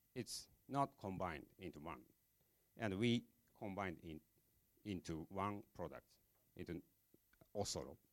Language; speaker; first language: English; non-native, fluent; Japanese